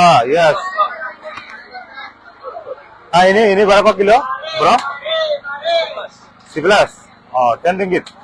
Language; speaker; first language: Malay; non-native, learner; Bangla